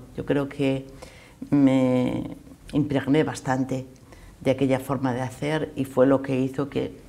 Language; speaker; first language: Spanish; native; Spanish